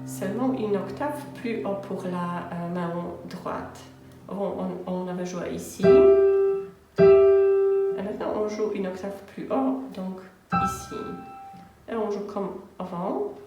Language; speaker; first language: French; non-native, fluent; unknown